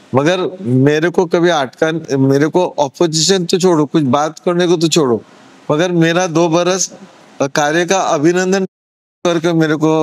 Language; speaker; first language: Hindi; non-native, local second language; Marathi